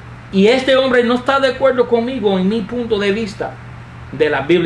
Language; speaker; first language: Spanish; non-native, fluent; English